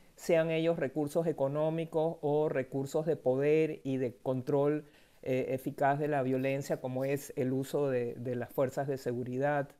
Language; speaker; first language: Spanish; native; Spanish